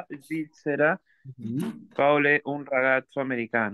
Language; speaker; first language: Italian; non-native, learner; Spanish